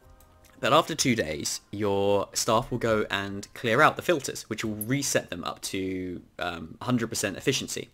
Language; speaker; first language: English; native; English